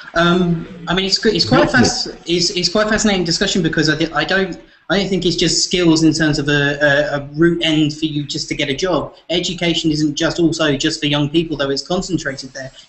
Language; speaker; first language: English; native; English